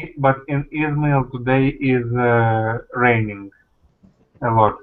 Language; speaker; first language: English; non-native, learner; Russian